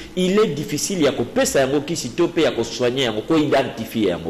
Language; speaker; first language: French; non-native, local second language; Luba-Lulua